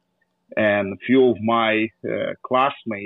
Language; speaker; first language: English; non-native, fluent; Ukrainian